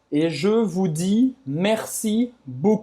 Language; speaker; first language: French; non-native, fluent; Portuguese